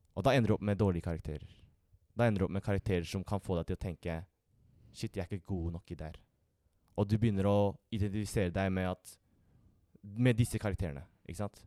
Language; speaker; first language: Norwegian; early bilingual, other home language; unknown